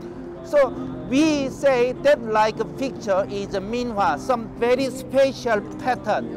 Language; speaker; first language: English; non-native, learner; Korean